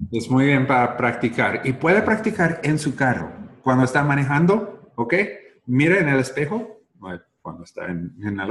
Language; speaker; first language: Spanish; non-native, learner; English